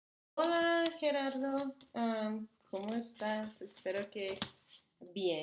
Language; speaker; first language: Spanish; non-native, fluent; English